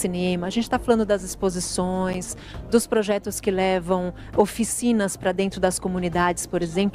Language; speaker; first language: Portuguese; native; Portuguese